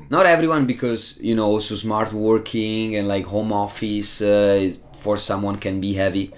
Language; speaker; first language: English; non-native, fluent; Italian